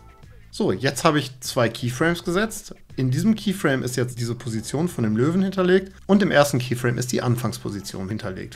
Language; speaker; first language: German; native; German